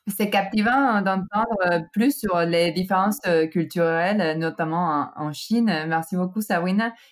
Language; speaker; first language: French; non-native, fluent; Spanish